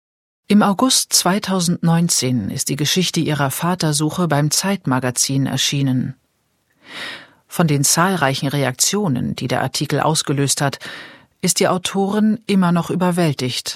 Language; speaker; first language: German; native; German